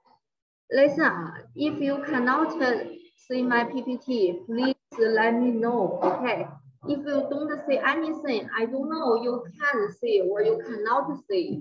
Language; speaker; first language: English; non-native, fluent; Chinese